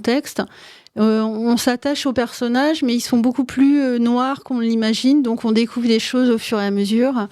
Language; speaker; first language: French; native; French